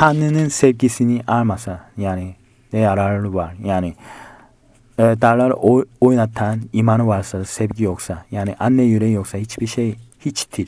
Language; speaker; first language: Turkish; non-native, learner; Korean